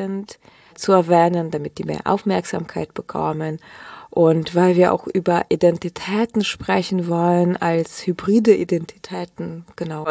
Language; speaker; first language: German; early bilingual, other home language; Russian